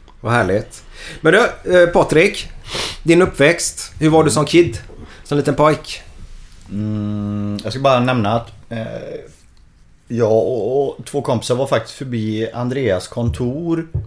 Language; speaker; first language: Swedish; native; Swedish